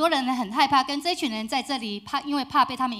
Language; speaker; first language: Chinese; native; Chinese